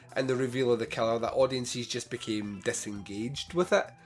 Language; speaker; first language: English; native; English